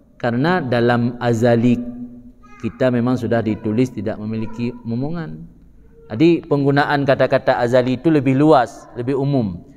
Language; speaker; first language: Malay; non-native, local second language; Achinese